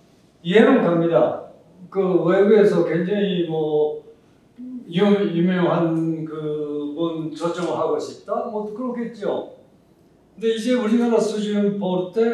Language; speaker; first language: Korean; early bilingual, heritage; Japanese